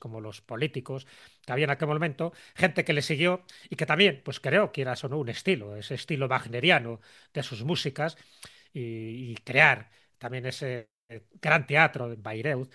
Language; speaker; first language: Spanish; native; Spanish